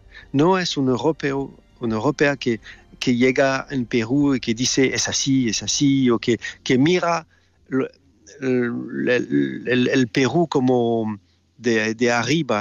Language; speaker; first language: Spanish; non-native, learner; French